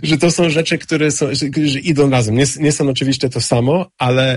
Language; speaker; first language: Polish; non-native, fluent; English